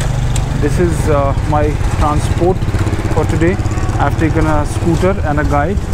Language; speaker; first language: English; non-native, local second language; Hindi